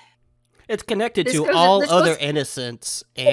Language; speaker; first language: English; native; English